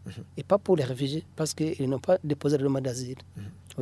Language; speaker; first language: French; non-native, local second language; Rundi